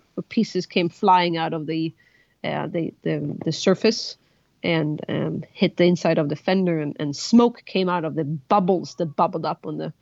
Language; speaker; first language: English; non-native, fluent; Swedish